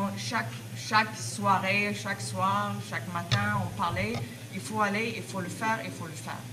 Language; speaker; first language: French; non-native, fluent; Swedish